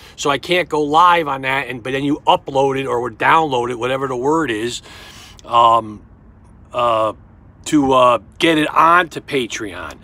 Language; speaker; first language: English; native; English